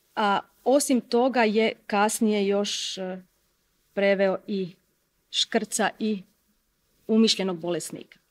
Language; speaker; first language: Croatian; native; Croatian